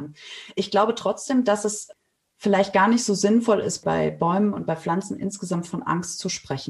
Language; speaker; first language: German; native; German